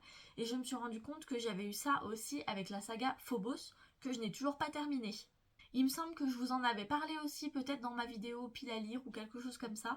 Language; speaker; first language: French; native; French